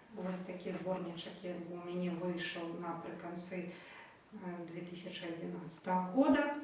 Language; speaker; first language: Belarusian; native; Belarusian